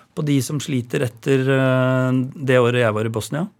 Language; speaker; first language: Norwegian; native; Norwegian